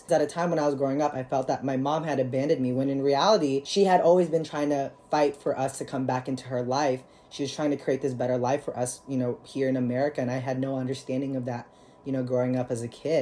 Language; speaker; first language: English; early bilingual, other home language; Cebuano